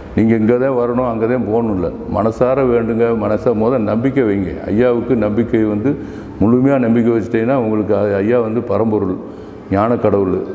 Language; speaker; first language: Tamil; native; Tamil